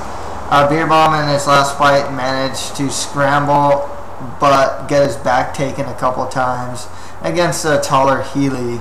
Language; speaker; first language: English; native; English